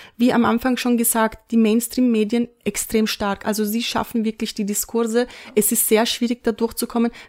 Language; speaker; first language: German; early bilingual, other home language; Turkish